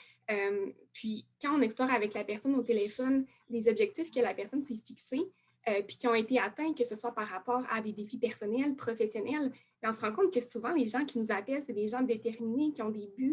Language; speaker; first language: French; native; French